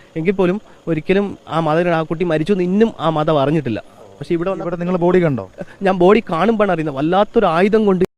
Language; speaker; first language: Malayalam; native; Malayalam